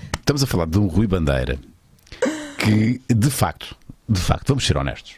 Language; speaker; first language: Portuguese; native; Portuguese